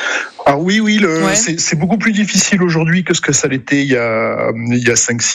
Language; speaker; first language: French; native; French